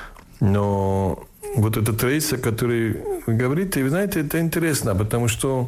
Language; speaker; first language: Russian; non-native, fluent; English